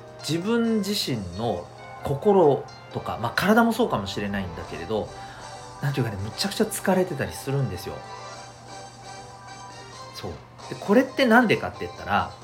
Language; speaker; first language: Japanese; native; Japanese